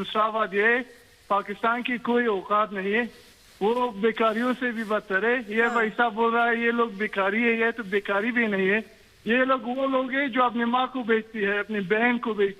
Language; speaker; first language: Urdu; non-native, fluent; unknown